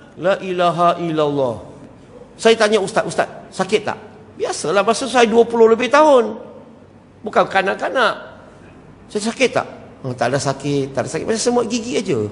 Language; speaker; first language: Malay; non-native, local second language; Chinese